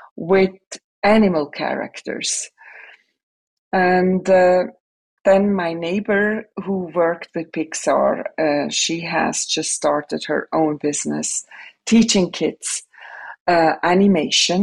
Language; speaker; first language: English; non-native, fluent; Swiss German